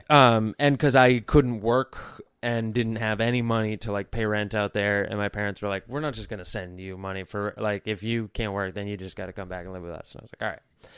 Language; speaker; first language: English; native; English